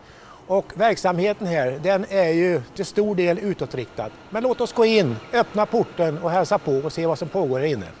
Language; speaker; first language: Swedish; native; Swedish